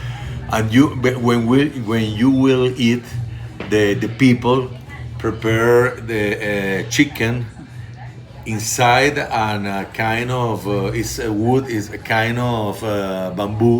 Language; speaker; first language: English; non-native, learner; Italian